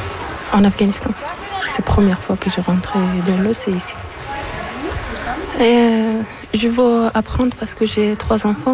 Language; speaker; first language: French; non-native, learner; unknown